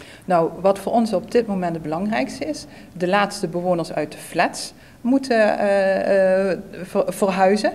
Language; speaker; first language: Dutch; native; Dutch